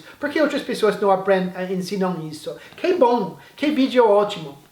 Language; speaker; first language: Portuguese; non-native, fluent; English